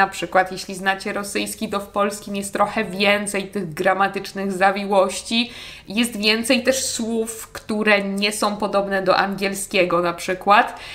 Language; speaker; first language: Polish; native; Polish